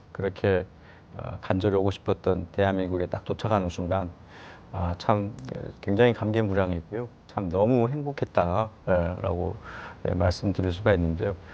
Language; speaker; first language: Korean; native; Korean